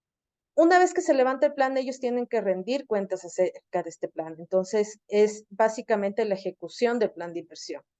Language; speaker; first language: Spanish; native; Spanish